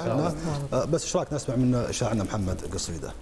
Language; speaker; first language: Arabic; native; Arabic